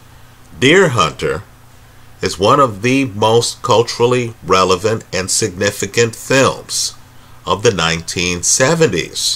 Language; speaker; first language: English; native; English